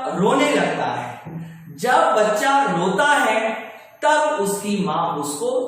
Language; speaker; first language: Hindi; non-native, local second language; Marathi